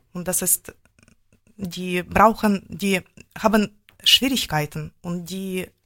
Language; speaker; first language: German; non-native, learner; Ukrainian